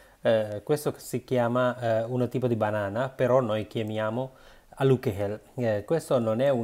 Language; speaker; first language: Italian; non-native, learner; Sinhala